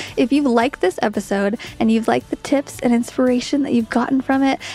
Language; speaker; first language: English; native; English